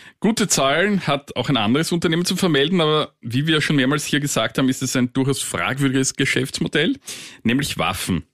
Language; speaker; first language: German; native; German